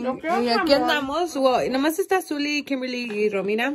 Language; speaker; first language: Spanish; early bilingual, heritage; Spanish